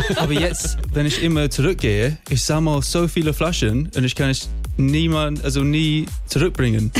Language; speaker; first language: German; non-native, fluent; English